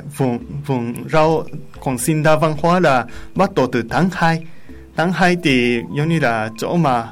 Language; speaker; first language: Vietnamese; non-native, learner; Japanese